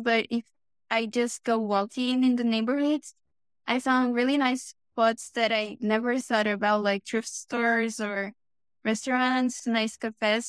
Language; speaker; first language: English; non-native, fluent; Portuguese